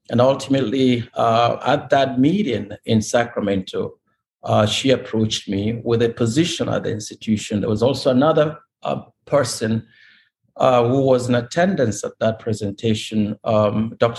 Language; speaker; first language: English; non-native, local second language; Igbo